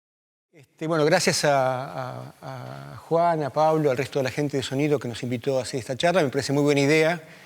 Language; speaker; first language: Spanish; native; Spanish